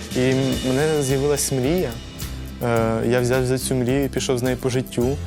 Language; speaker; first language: Ukrainian; native; Ukrainian